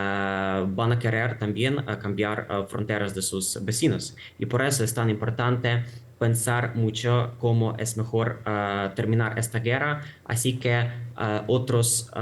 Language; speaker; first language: Spanish; non-native, fluent; Ukrainian